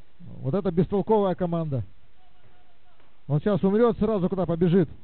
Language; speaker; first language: Russian; native; Russian